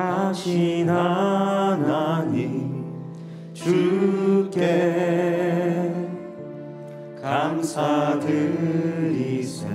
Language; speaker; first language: Korean; native; Korean